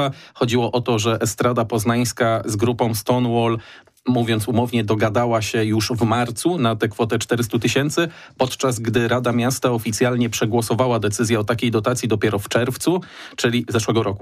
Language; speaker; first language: Polish; native; Polish